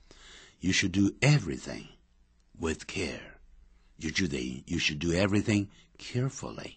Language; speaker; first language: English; non-native, fluent; Chinese